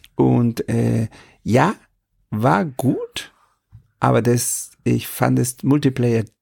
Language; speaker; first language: German; non-native, fluent; Spanish